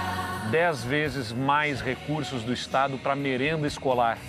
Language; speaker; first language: Portuguese; native; Portuguese